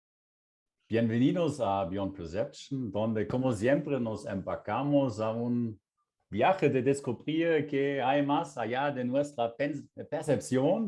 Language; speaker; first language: Spanish; non-native, fluent; German